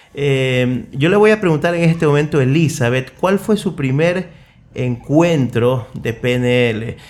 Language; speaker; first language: Spanish; native; Spanish